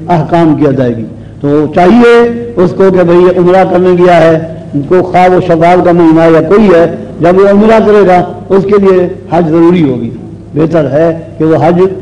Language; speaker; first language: Urdu; native; Urdu